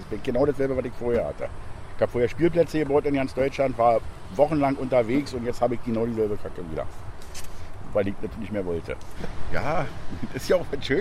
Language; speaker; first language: German; native; German